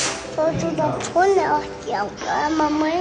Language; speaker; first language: Portuguese; native; Portuguese